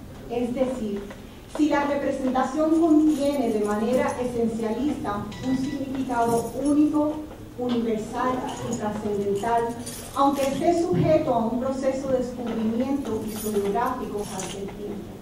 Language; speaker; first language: Spanish; native; Spanish